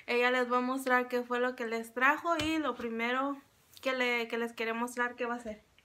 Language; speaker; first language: Spanish; native; Spanish